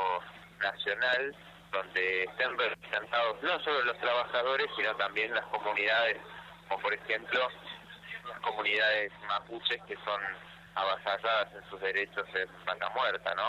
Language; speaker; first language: Spanish; native; Spanish